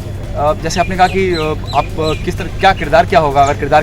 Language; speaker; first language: Hindi; native; Hindi